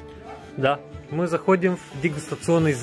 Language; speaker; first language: Russian; non-native, local second language; Romanian